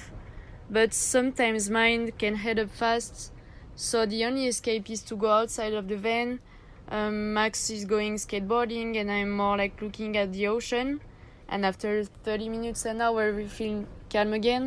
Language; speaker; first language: English; non-native, learner; French